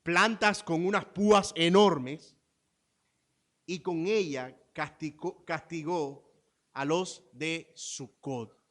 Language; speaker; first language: Spanish; native; Spanish